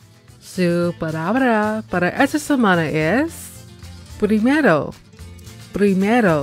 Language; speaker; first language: Spanish; non-native, learner; English